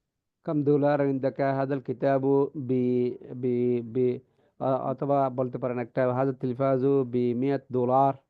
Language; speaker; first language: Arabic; non-native, fluent; Bangla